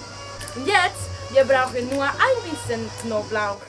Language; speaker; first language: German; non-native, learner; Italian